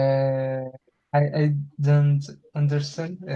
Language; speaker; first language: English; non-native, learner; Spanish